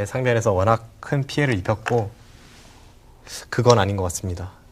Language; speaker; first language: Korean; native; Korean